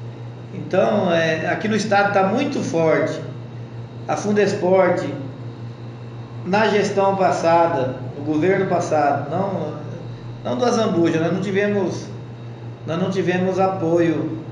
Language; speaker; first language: Portuguese; native; Portuguese